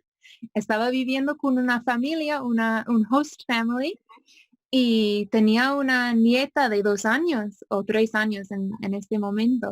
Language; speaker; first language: Spanish; non-native, fluent; English